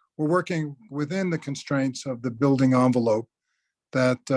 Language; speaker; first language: English; native; English